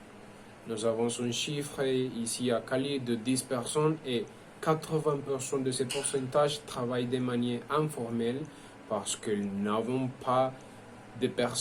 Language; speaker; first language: French; non-native, learner; Spanish